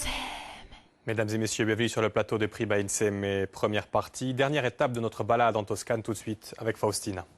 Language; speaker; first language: French; native; French